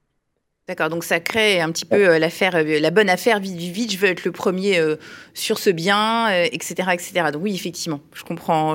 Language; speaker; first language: French; native; French